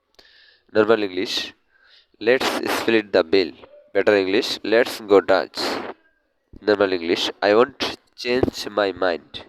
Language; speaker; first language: English; non-native, learner; Bangla